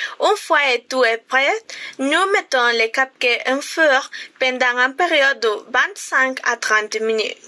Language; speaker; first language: French; non-native, learner; Spanish